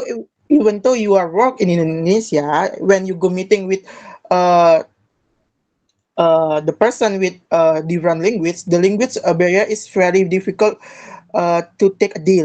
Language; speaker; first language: English; non-native, learner; Indonesian